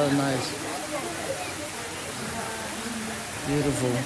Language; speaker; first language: English; non-native, learner; Dutch